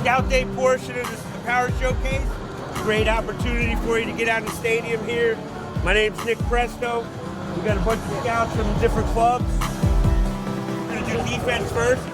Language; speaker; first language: English; native; English